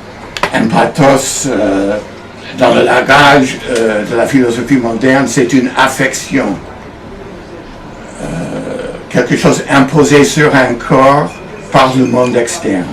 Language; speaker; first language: French; non-native, fluent; English